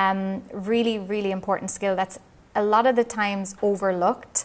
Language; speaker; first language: English; native; English